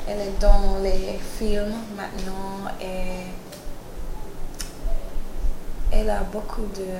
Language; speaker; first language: French; non-native, learner; English